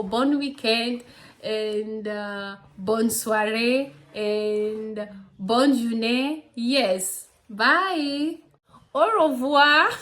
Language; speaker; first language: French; non-native, learner; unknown